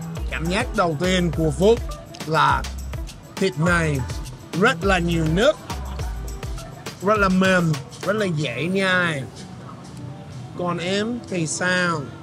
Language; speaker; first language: Vietnamese; non-native, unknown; English